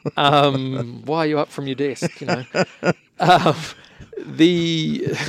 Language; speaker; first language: English; native; English